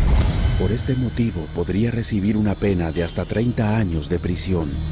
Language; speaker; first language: Spanish; native; Spanish